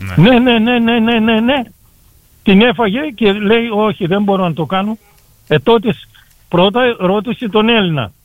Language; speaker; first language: Greek; early bilingual, heritage; Greek